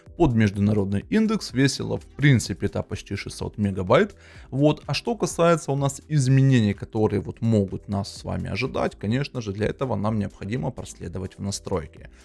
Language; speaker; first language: Russian; native; Russian